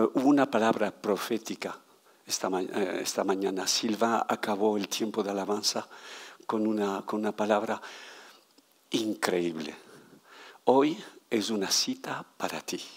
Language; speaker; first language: Spanish; non-native, fluent; French